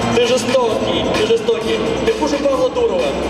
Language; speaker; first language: Russian; native; Russian